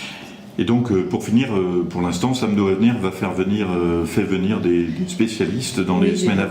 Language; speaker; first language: French; native; French